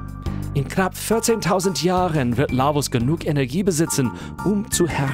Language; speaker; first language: German; non-native, fluent; English